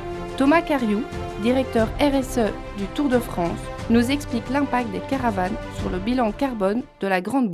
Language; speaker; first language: French; native; French